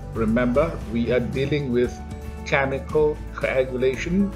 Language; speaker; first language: English; non-native, local second language; Malay